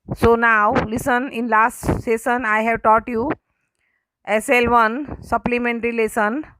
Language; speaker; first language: English; non-native, local second language; Gujarati